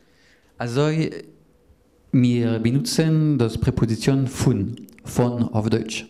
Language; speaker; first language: German; non-native, learner; French